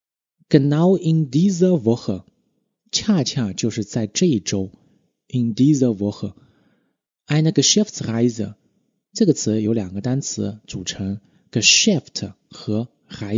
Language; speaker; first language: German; non-native, fluent; Chinese